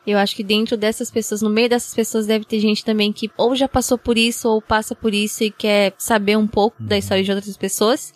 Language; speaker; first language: Portuguese; early bilingual, heritage; Portuguese